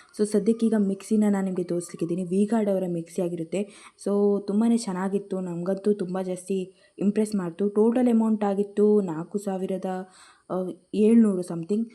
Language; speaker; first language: Kannada; non-native, local second language; Marathi